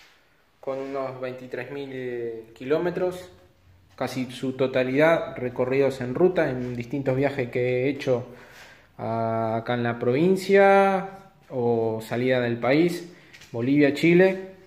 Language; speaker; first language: Spanish; native; Spanish